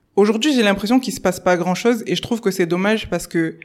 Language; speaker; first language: French; native; French